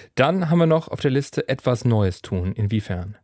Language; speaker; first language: German; native; German